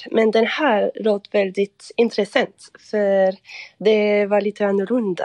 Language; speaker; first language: Swedish; non-native, fluent; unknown